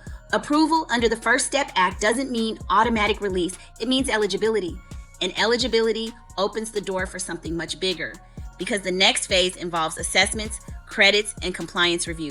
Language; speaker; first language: English; native; English